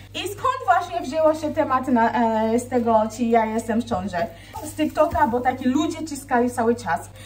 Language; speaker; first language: Polish; non-native, fluent; Swahili